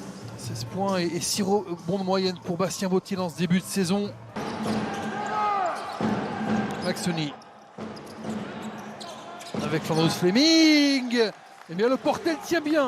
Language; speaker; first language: French; native; French